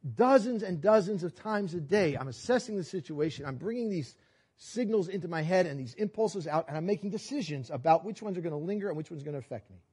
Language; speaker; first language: English; native; English